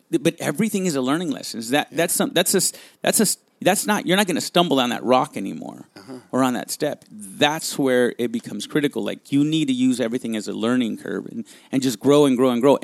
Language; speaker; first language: English; early bilingual, other home language; Spanish